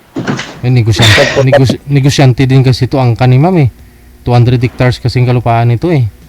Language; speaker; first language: Filipino; native; Filipino